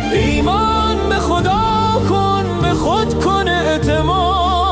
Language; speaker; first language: Persian; native; Persian